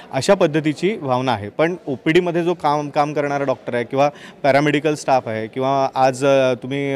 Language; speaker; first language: Marathi; native; Marathi